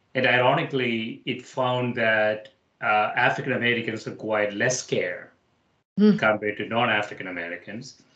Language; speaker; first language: English; non-native, local second language; Malayalam